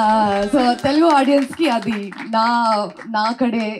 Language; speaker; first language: Telugu; non-native, learner; Kannada